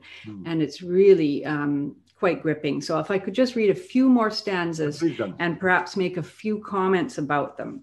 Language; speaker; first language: English; native; English